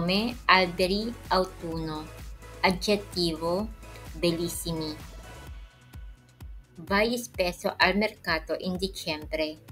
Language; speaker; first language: Italian; non-native, fluent; Filipino